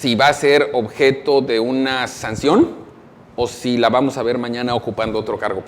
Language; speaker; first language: Spanish; native; Spanish